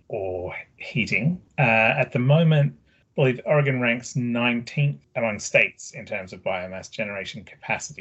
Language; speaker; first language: English; native; English